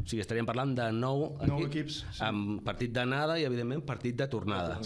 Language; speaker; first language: Catalan; native; Catalan